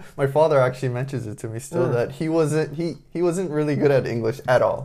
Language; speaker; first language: English; non-native, fluent; Japanese